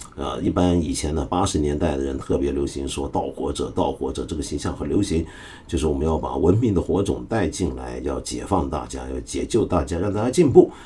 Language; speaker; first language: Chinese; early bilingual, other home language; Cantonese